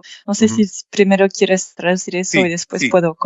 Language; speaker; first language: Spanish; non-native, fluent; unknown